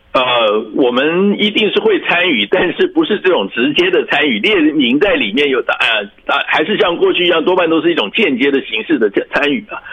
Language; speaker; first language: Chinese; native; Chinese